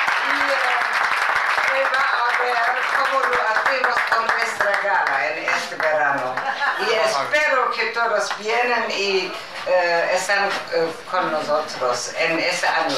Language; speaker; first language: Spanish; non-native, learner; German